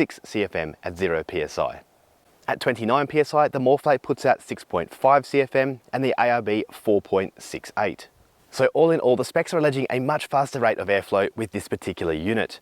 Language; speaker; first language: English; native; English